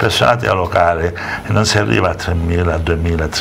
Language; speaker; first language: Italian; native; Italian